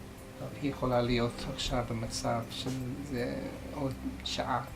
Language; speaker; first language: Hebrew; non-native, fluent; English